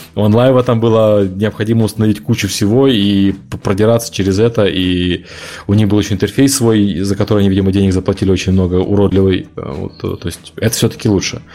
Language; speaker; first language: Russian; native; Russian